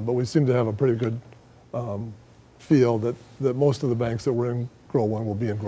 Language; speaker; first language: English; native; English